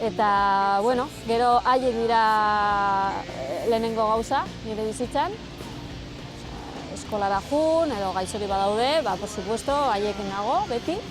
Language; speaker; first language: Basque; non-native, learner; Spanish